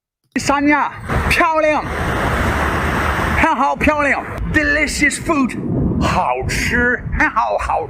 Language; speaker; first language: Chinese; non-native, learner; English